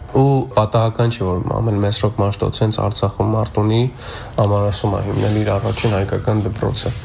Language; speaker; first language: Armenian; native; Armenian